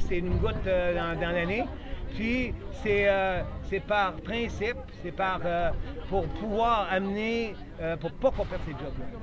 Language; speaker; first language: French; native; French